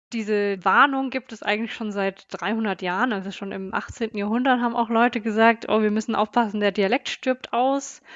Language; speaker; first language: German; native; German